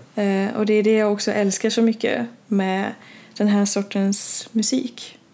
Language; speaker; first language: Swedish; early bilingual, other home language; Norwegian